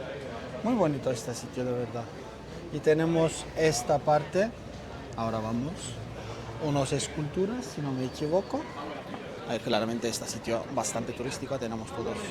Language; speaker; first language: Spanish; non-native, learner; Turkish